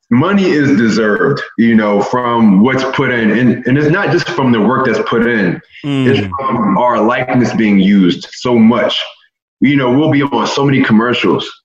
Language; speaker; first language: English; native; English